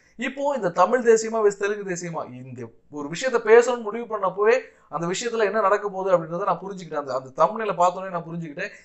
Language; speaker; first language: Tamil; native; Tamil